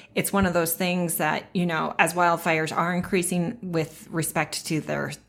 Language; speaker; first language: English; native; English